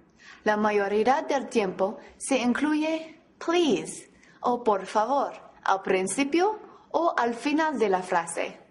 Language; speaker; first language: Spanish; non-native, fluent; English